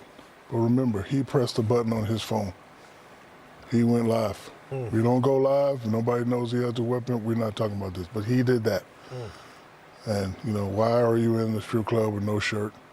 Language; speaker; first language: English; native; English